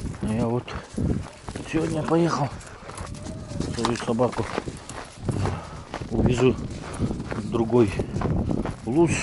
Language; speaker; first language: Russian; non-native, local second language; Yakut